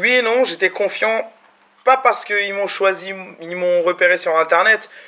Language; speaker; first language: French; early bilingual, other home language; Malagasy